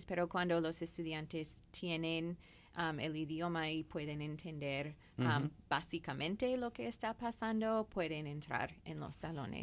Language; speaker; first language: Spanish; non-native, fluent; English